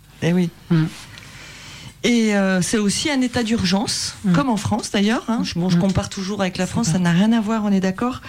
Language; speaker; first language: French; native; French